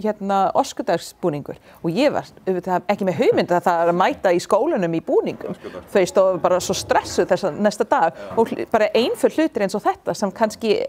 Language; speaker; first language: Icelandic; non-native, fluent; English